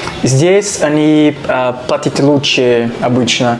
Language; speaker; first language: Russian; non-native, learner; Portuguese